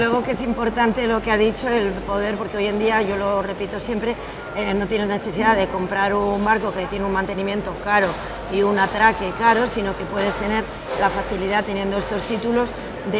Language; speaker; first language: Spanish; native; Spanish